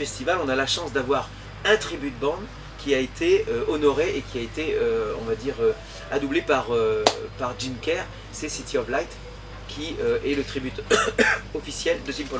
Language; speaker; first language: French; native; French